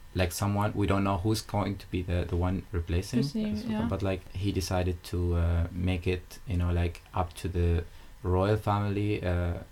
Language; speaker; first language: English; non-native, fluent; Arabic